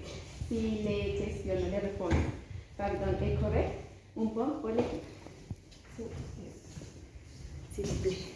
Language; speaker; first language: French; non-native, learner; Spanish